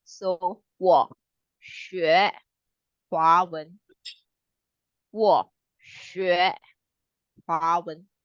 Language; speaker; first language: Chinese; non-native, fluent; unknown